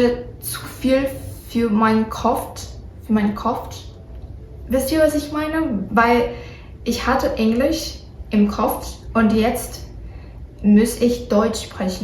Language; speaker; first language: German; non-native, learner; Portuguese